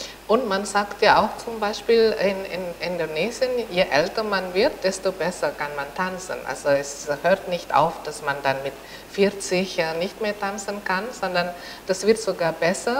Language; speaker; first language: German; non-native, fluent; Indonesian